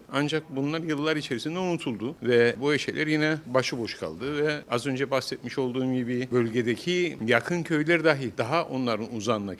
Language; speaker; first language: Turkish; native; Turkish